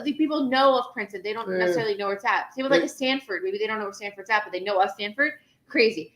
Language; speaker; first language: English; native; English